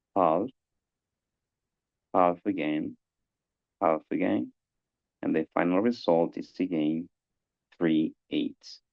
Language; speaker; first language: English; non-native, fluent; Spanish